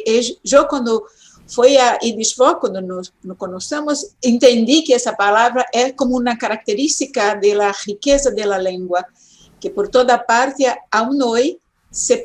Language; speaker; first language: Spanish; non-native, fluent; Portuguese